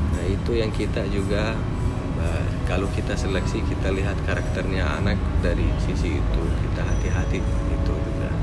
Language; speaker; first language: Indonesian; non-native, fluent; Arabic